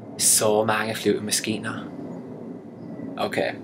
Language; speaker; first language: Danish; non-native, fluent; English